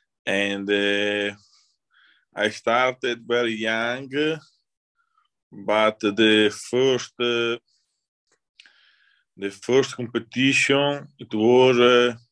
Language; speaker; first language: English; non-native, learner; Italian